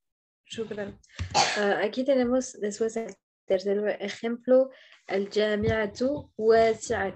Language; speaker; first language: Spanish; non-native, fluent; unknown